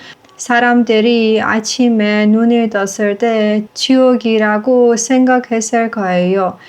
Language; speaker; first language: Korean; non-native, fluent; Persian